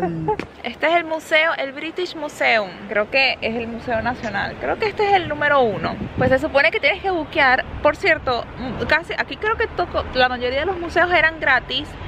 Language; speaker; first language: Spanish; native; Spanish